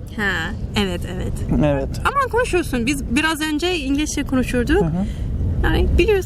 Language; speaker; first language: Turkish; non-native, learner; English